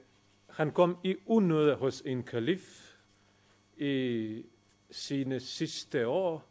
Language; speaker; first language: Danish; non-native, fluent; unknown